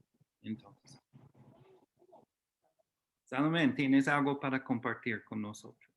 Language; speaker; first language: Spanish; non-native, fluent; English